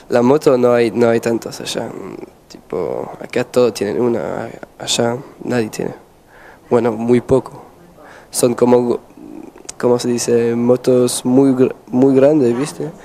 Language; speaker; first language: Spanish; non-native, fluent; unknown